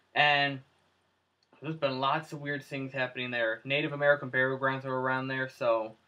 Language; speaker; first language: English; native; English